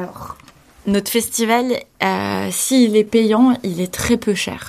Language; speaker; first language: French; native; French